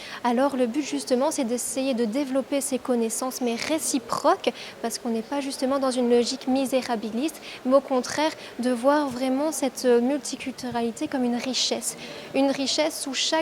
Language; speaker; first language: French; native; French